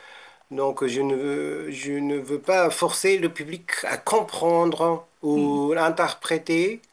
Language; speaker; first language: French; non-native, fluent; Japanese